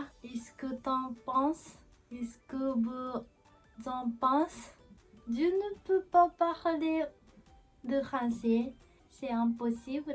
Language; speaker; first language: French; non-native, learner; Japanese